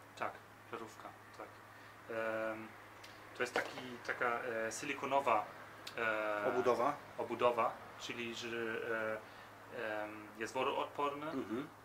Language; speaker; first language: Polish; early bilingual, heritage; Polish